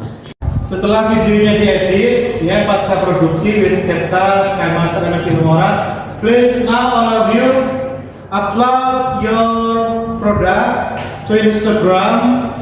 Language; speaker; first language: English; non-native, fluent; Indonesian